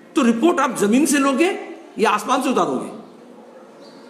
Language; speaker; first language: Hindi; non-native, local second language; Bangla